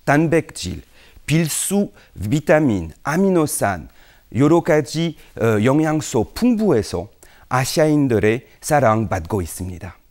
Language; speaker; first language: Korean; non-native, fluent; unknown